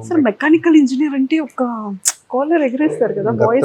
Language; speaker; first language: Telugu; native; Telugu